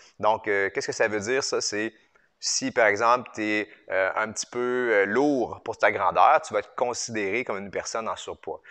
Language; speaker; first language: French; native; French